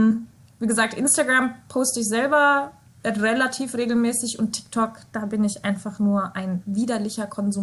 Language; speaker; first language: German; native; German